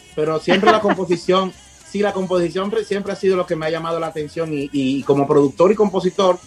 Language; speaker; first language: Spanish; native; Spanish